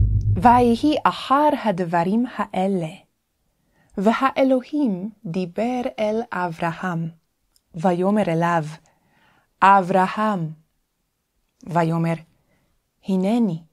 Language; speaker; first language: Hebrew; non-native, fluent; English